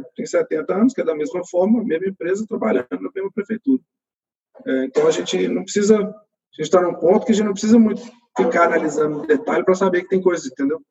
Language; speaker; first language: Portuguese; native; Portuguese